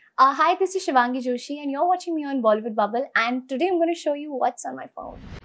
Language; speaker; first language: English; non-native, local second language; Hindi